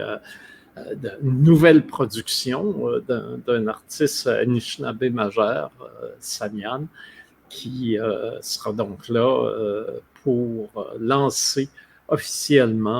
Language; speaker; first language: French; native; French